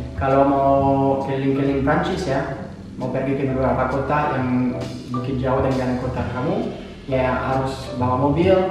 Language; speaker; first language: Indonesian; non-native, fluent; French